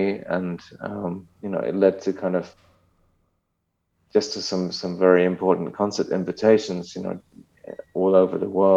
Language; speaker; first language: English; native; English